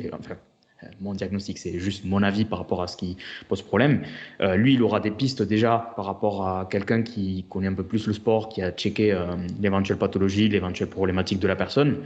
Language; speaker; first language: French; native; French